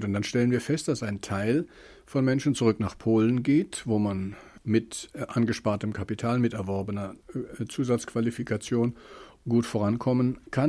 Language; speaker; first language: German; native; German